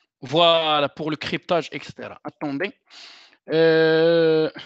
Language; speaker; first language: French; non-native, local second language; Arabic